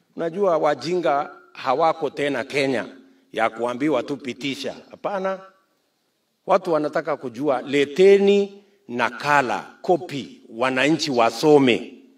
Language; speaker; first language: Swahili; non-native, local second language; Kalenjin